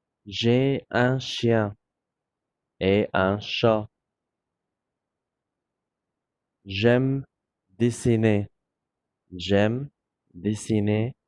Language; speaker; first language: French; non-native, fluent; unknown